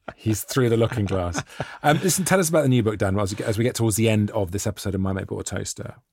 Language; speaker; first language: English; native; English